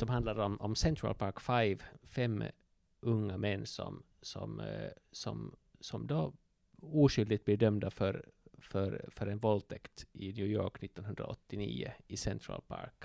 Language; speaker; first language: Swedish; native; Swedish